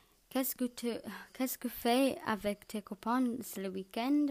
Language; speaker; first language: French; non-native, learner; English